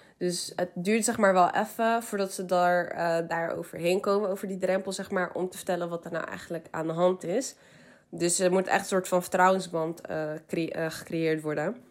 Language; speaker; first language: Dutch; early bilingual, other home language; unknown